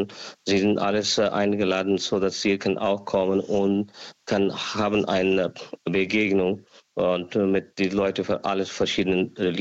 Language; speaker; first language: German; non-native, learner; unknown